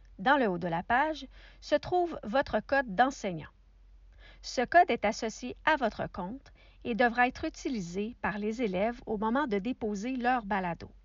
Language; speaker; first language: French; native; French